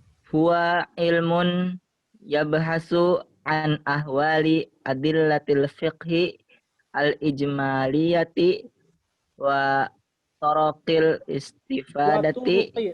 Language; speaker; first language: Arabic; non-native, learner; Indonesian